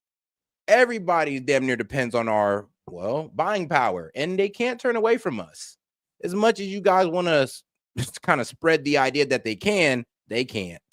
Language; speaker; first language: English; native; English